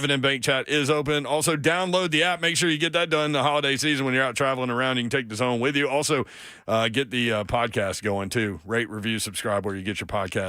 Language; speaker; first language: English; native; English